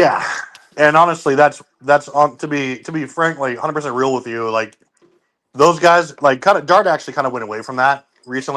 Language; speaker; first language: English; native; English